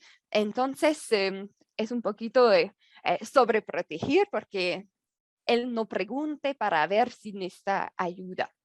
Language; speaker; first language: Spanish; non-native, learner; French